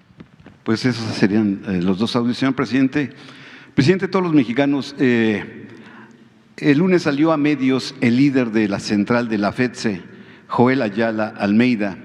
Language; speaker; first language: Spanish; native; Spanish